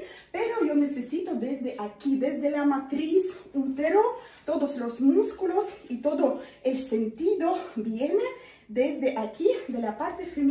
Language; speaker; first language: Spanish; non-native, learner; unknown